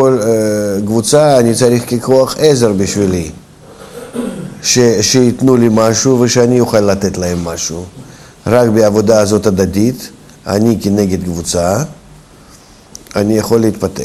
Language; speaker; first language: Hebrew; non-native, fluent; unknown